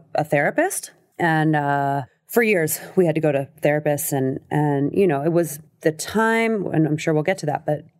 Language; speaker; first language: English; native; English